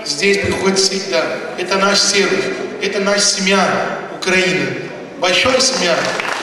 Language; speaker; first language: Russian; non-native, learner; Portuguese